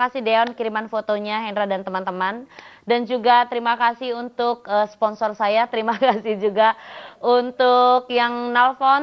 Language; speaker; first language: Indonesian; native; Indonesian